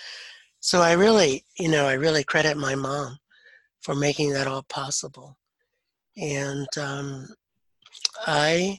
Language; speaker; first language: English; native; English